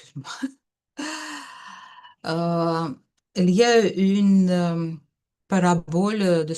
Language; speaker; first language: French; non-native, learner; Russian